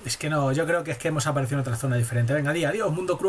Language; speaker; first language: Spanish; native; Spanish